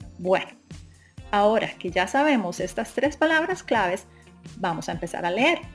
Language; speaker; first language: Spanish; native; Spanish